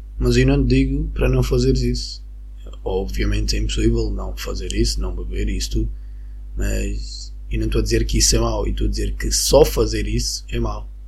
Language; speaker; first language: Portuguese; non-native, fluent; Spanish